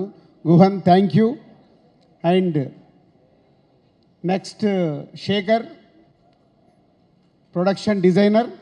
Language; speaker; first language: Telugu; native; Telugu